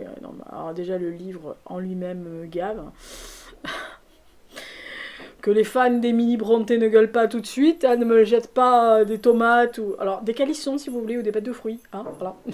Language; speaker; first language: French; native; French